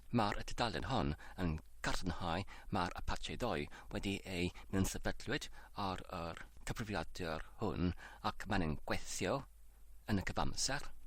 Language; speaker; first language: Welsh; non-native, learner; English